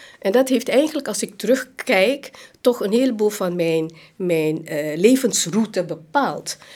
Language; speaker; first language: Dutch; non-native, local second language; Hakka Chinese